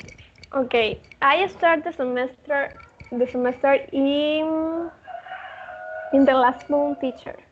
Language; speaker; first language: English; non-native, learner; Spanish